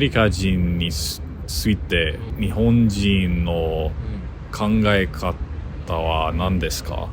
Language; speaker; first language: Japanese; non-native, learner; English